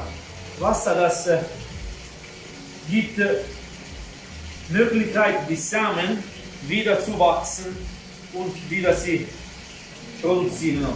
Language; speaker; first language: German; non-native, fluent; Italian